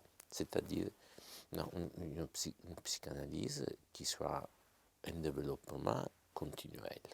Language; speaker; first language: French; non-native, fluent; Italian